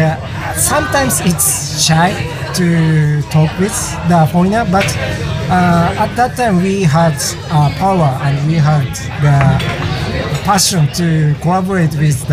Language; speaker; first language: English; non-native, learner; Japanese